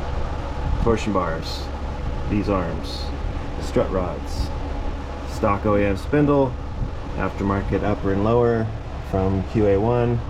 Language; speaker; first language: English; native; English